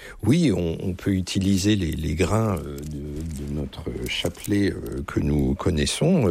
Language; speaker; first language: French; native; French